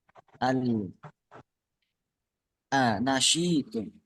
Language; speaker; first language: Arabic; non-native, fluent; Indonesian